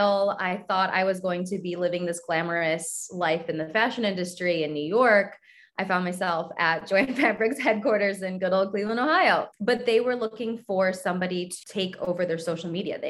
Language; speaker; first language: English; native; English